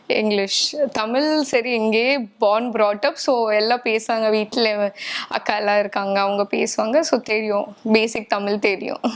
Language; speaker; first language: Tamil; non-native, local second language; Hindi